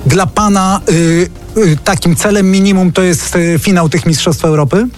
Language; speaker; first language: Polish; native; Polish